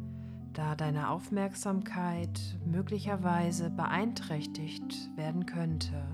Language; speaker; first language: German; native; German